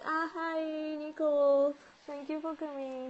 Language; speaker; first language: English; non-native, learner; Japanese